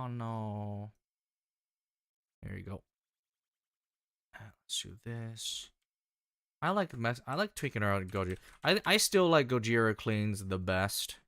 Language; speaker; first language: English; native; English